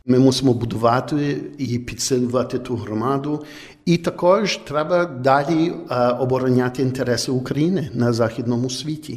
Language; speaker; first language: Ukrainian; early bilingual, heritage; Ukrainian